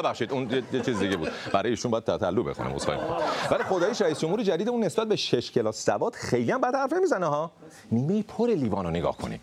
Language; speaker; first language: Persian; native; Persian